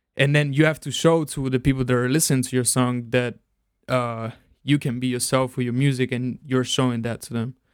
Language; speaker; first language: English; non-native, fluent; Italian